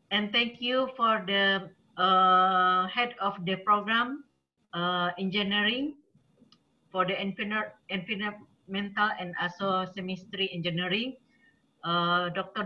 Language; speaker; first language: English; non-native, learner; Indonesian